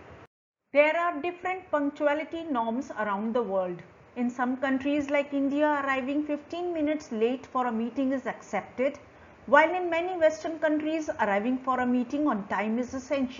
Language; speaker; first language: English; non-native, local second language; Hindi